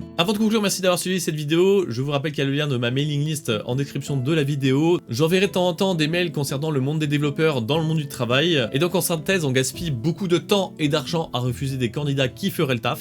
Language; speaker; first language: French; native; French